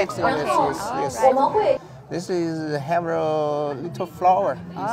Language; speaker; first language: English; non-native, learner; Chinese